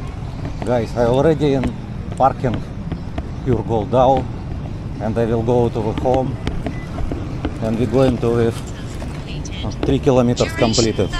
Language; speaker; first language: English; non-native, learner; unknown